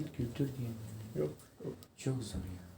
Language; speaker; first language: Turkish; non-native, learner; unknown